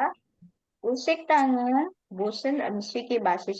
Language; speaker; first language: Korean; non-native, fluent; Indonesian